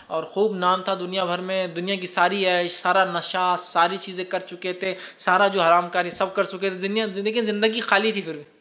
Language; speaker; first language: Urdu; native; Urdu